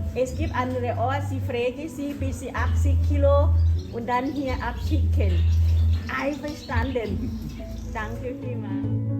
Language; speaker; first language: German; non-native, learner; Thai